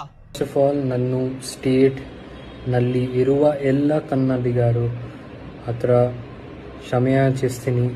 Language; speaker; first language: Kannada; non-native, learner; Hindi